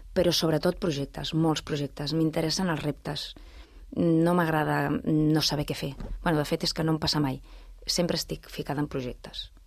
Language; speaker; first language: Catalan; non-native, local second language; Spanish